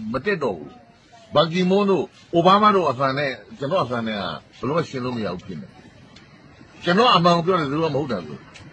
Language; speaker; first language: Burmese; native; Burmese